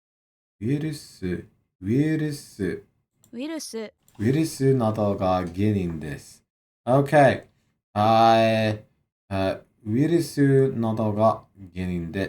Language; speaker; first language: Japanese; non-native, learner; English